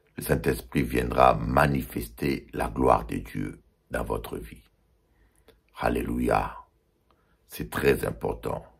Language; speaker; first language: French; non-native, local second language; Lingala